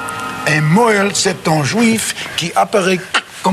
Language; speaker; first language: French; non-native, learner; English